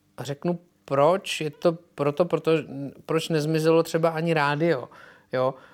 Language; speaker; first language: Czech; native; Czech